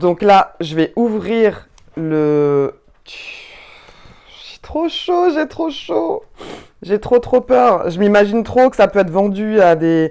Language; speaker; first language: French; native; French